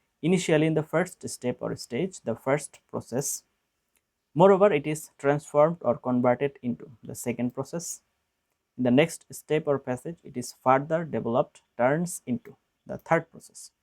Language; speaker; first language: English; non-native, local second language; Bangla